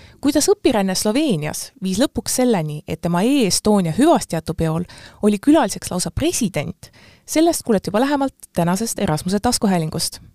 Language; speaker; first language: Estonian; native; Estonian